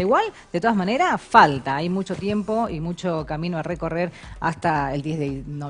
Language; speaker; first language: Spanish; native; Spanish